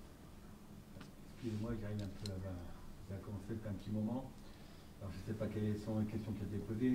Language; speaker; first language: French; native; French